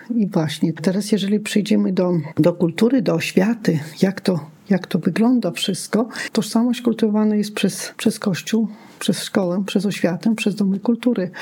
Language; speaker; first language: Polish; non-native, local second language; Lithuanian